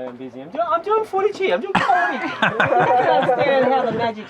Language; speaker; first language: English; native; English